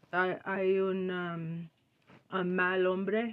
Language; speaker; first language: Spanish; non-native, learner; English